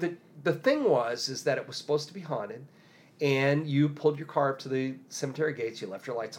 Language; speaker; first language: English; native; English